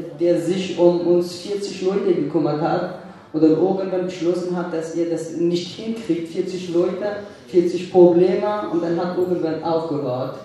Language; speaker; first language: German; non-native, fluent; Kurdish